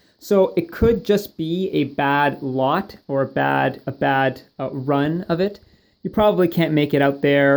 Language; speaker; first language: English; native; English